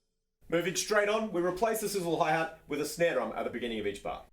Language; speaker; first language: English; native; English